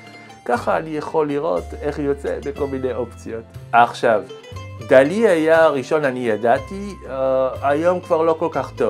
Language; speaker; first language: Hebrew; non-native, learner; Swedish